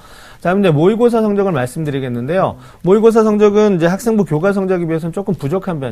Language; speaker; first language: Korean; native; Korean